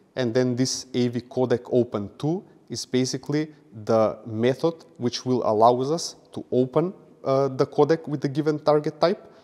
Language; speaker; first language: English; non-native, fluent; Macedonian